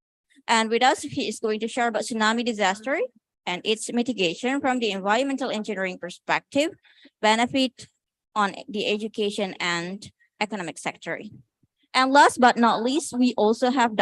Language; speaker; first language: English; non-native, fluent; Indonesian